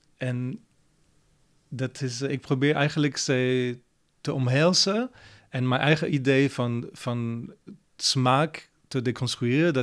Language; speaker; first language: Dutch; non-native, fluent; French